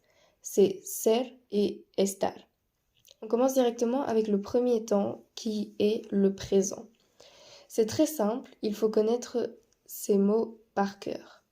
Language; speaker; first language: French; non-native, fluent; Spanish